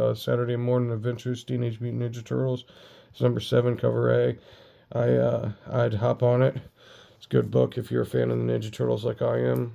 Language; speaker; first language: English; native; English